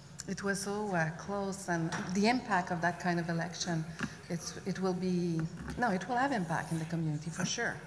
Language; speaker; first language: English; non-native, fluent; French